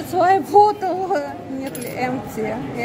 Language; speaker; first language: English; non-native, learner; Russian